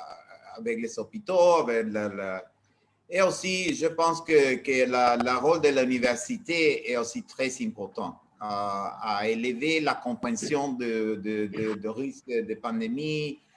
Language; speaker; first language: French; non-native, learner; Spanish